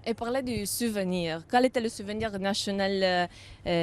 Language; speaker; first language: French; non-native, learner; Italian